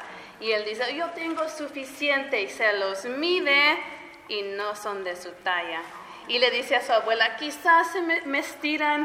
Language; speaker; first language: Spanish; early bilingual, heritage; Spanish